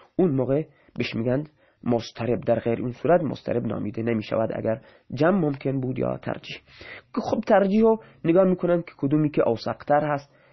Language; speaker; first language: Persian; non-native, local second language; Baluchi